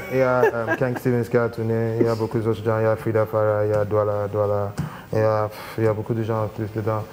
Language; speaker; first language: French; non-native, local second language; English